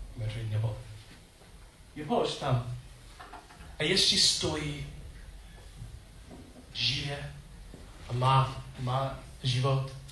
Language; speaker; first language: Czech; non-native, learner; English